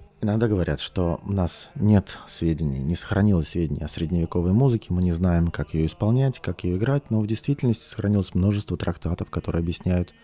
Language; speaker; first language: Russian; native; Russian